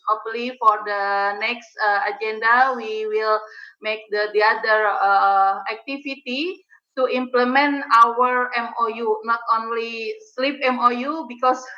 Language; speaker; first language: English; non-native, learner; Indonesian